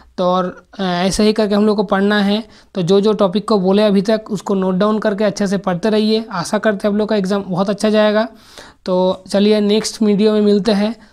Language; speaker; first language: Hindi; non-native, local second language; Bangla